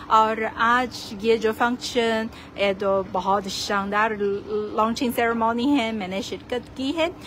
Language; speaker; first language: Urdu; non-native, fluent; Chinese